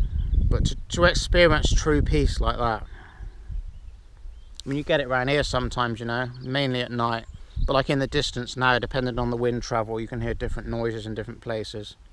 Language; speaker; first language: English; native; English